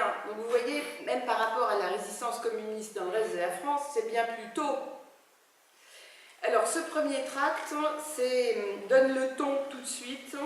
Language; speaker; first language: French; native; French